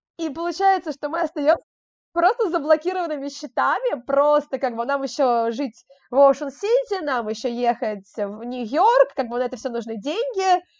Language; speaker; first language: Russian; native; Russian